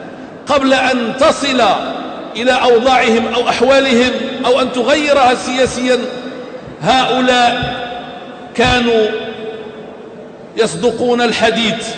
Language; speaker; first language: Arabic; native; Arabic